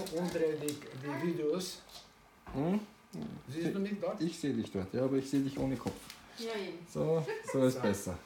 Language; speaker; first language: German; non-native, learner; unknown